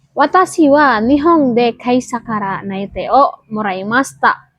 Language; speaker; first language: Japanese; non-native, learner; Indonesian